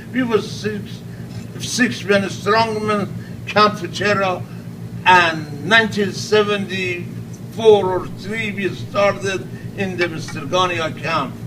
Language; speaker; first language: English; non-native, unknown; Persian